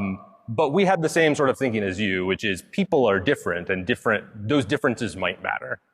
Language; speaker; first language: English; native; English